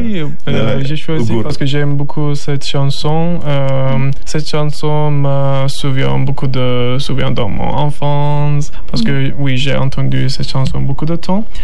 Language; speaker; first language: French; non-native, learner; Turkish